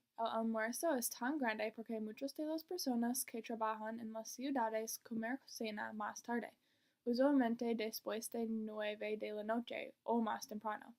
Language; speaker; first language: Spanish; non-native, learner; English